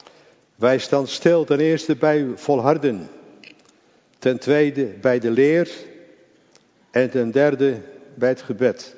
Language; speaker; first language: Dutch; native; Dutch